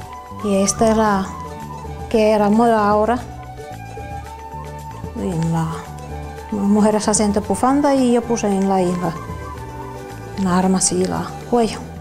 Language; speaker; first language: Spanish; non-native, learner; Finnish